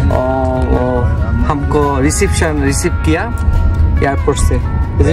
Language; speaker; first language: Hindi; non-native, learner; Bangla